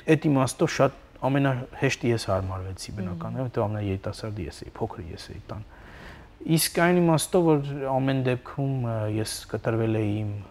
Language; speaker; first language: Armenian; native; Armenian